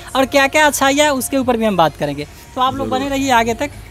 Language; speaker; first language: Hindi; native; Hindi